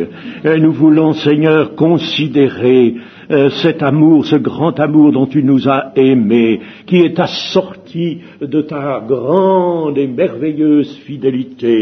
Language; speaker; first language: French; native; French